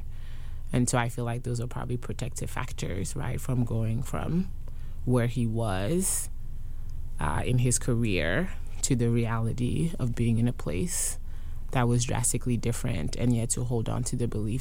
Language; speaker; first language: English; non-native, fluent; French